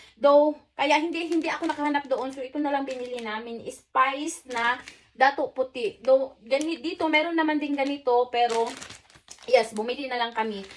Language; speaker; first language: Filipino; non-native, local second language; Cebuano